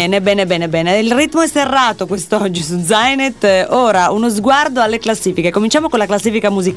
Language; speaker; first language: Italian; native; Italian